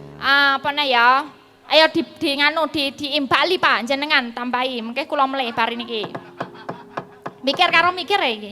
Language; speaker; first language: Javanese; non-native, local second language; Indonesian